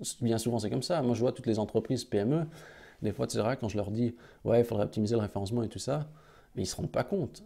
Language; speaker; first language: French; native; French